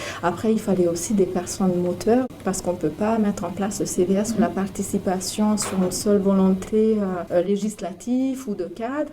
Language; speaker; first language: French; native; French